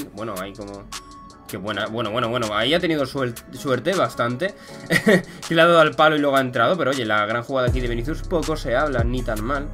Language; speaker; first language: Spanish; native; Spanish